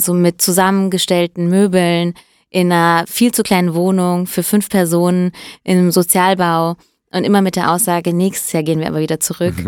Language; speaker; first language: German; early bilingual, other home language; Italian